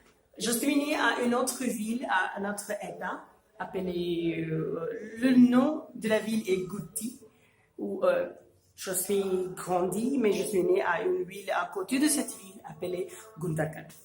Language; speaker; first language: French; non-native, fluent; Urdu